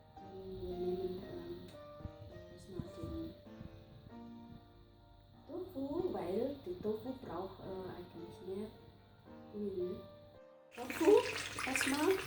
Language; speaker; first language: German; non-native, fluent; Javanese